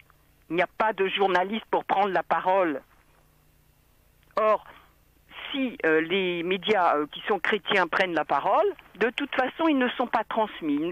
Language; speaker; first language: French; native; French